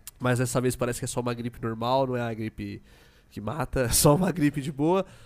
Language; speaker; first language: Portuguese; native; Portuguese